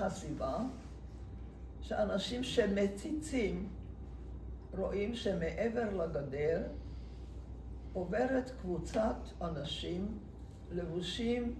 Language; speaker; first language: Hebrew; non-native, fluent; Hungarian